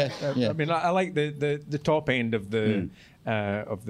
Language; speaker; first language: English; native; English